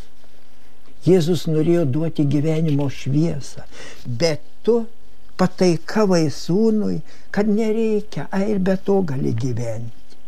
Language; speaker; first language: Lithuanian; native; Lithuanian